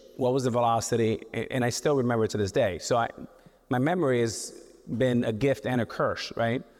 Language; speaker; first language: English; native; English